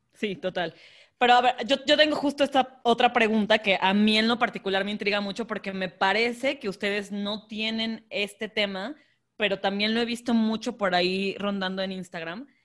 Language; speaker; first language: Spanish; native; Spanish